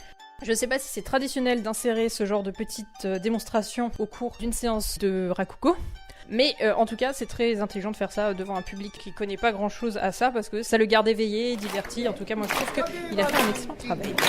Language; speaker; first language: French; native; French